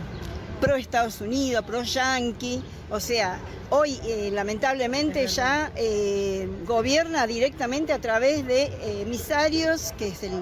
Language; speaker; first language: Spanish; native; Spanish